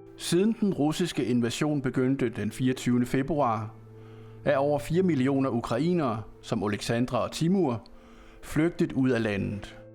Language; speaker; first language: Danish; native; Danish